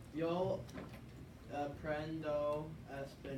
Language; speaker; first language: Spanish; non-native, learner; English